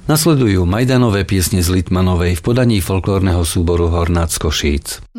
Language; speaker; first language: Slovak; native; Slovak